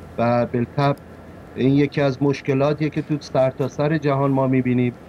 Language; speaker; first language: Persian; native; Persian